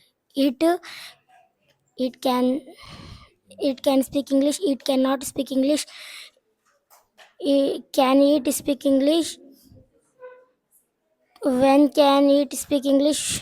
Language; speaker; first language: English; non-native, learner; Hindi